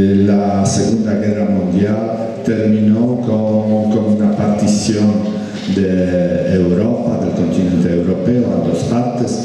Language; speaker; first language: Spanish; non-native, fluent; Polish